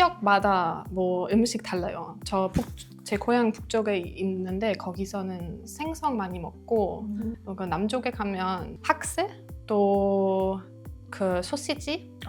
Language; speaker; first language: Korean; non-native, learner; German